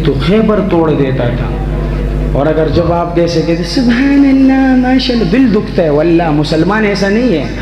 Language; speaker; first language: Urdu; non-native, local second language; Pashto